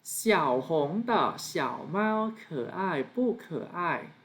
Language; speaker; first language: Chinese; non-native, fluent; Thai